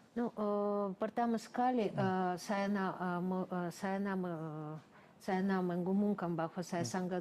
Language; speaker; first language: Malay; non-native, fluent; Russian